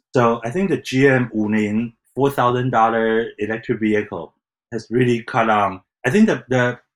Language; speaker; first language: English; non-native, fluent; Chinese